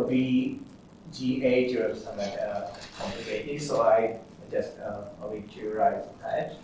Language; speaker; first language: English; non-native, fluent; Japanese